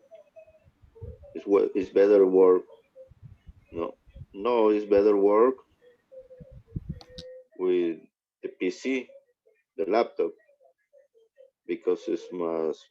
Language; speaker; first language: English; non-native, learner; Spanish